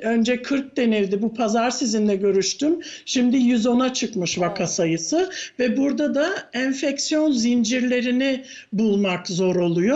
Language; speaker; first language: Turkish; early bilingual, heritage; Turkish